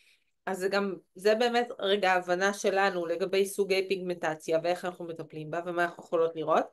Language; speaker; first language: Hebrew; native; Hebrew